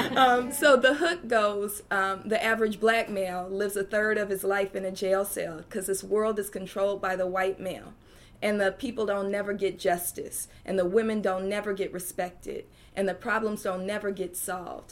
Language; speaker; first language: English; native; English